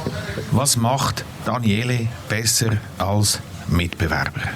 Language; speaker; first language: German; native; German